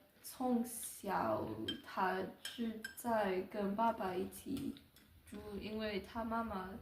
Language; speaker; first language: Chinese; non-native, learner; English